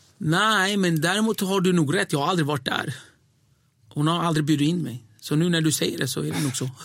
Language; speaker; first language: Swedish; early bilingual, other home language; Kurdish